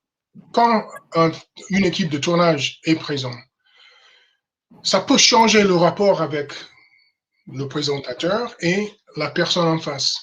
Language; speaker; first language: French; non-native, fluent; English